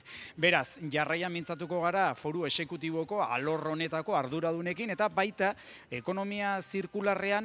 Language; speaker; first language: Basque; native; Basque